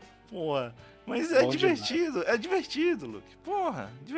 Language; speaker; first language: Portuguese; native; Portuguese